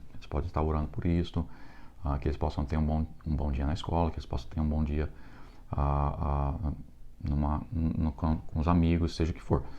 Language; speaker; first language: Portuguese; non-native, fluent; English